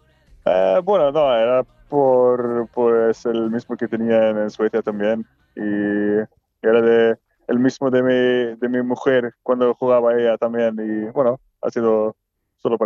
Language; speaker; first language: Spanish; non-native, fluent; Swedish